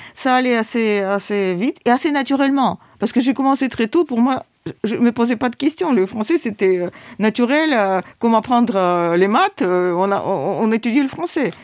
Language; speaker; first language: French; non-native, fluent; Russian